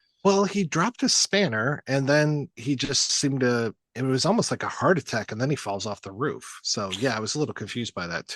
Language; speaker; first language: English; native; English